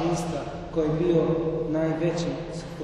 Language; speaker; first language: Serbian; non-native, learner; Arabic